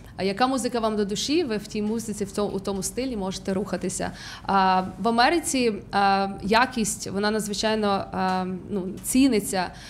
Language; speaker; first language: Ukrainian; native; Ukrainian